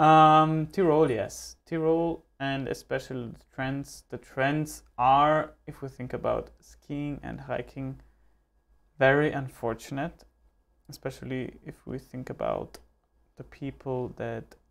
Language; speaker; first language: English; non-native, fluent; German